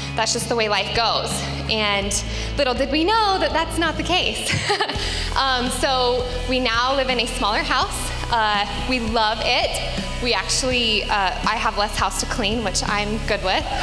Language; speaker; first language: English; native; English